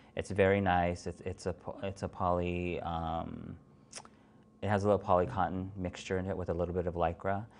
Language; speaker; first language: English; native; English